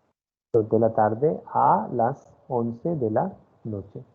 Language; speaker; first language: Spanish; non-native, fluent; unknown